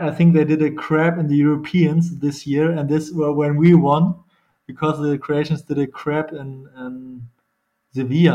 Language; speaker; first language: English; non-native, fluent; German